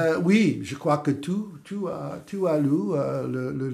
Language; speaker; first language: French; non-native, fluent; English